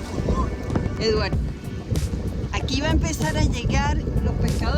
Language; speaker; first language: Spanish; native; Spanish